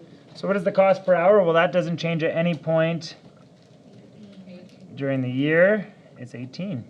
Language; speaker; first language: English; native; English